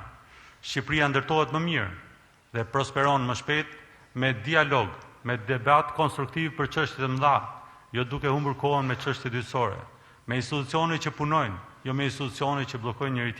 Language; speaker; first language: Albanian; native; Albanian